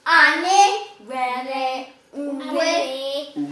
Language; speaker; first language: Igbo; early bilingual, heritage; Igbo